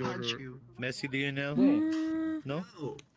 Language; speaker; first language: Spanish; early bilingual, heritage; Spanish